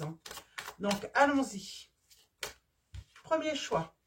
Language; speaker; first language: French; native; French